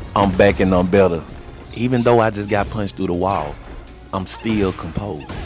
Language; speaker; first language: English; native; English